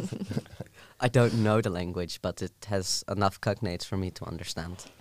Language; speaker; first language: English; non-native, fluent; Dutch